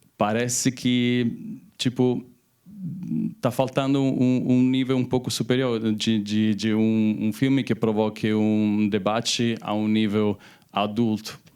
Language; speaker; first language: Portuguese; non-native, fluent; Italian